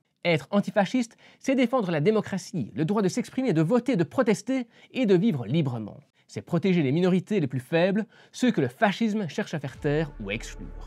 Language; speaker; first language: French; native; French